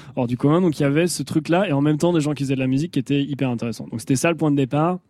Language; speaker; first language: French; native; French